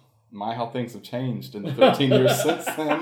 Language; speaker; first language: English; native; English